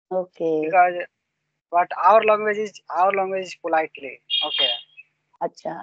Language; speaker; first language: English; non-native, local second language; Hindi